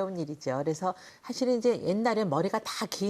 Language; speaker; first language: Korean; native; Korean